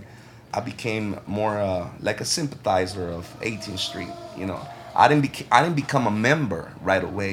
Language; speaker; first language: English; early bilingual, other home language; Spanish